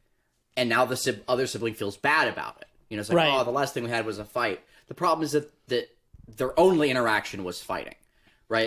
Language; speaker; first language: English; native; English